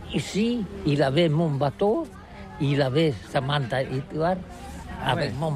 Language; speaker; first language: French; non-native, learner; Catalan